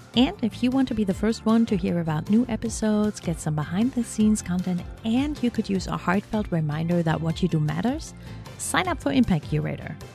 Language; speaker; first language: English; non-native, fluent; German